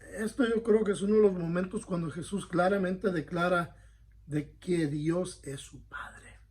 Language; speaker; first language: Spanish; early bilingual, heritage; Spanish